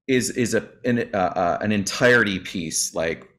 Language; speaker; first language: English; native; English